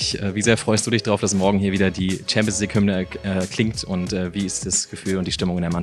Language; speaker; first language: German; native; German